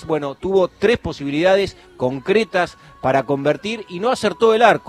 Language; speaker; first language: Spanish; native; Spanish